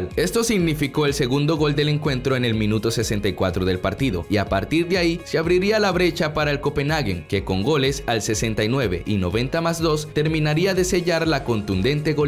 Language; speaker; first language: Spanish; native; Spanish